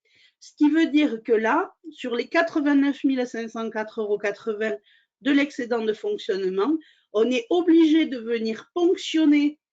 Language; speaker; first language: French; native; French